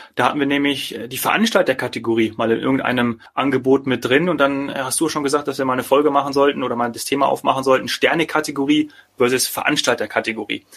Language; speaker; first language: German; native; German